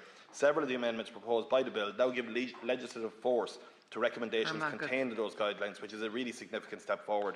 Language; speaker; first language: English; native; English